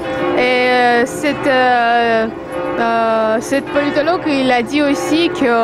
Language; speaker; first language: French; non-native, fluent; Russian